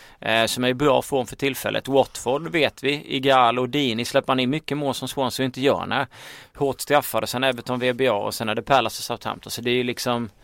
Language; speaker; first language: Swedish; native; Swedish